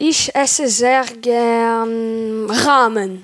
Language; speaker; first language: German; non-native, learner; French